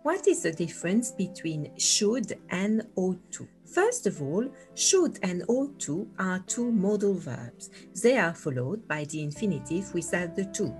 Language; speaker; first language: English; non-native, fluent; French